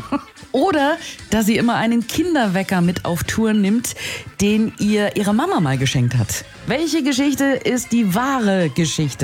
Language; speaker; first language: German; native; German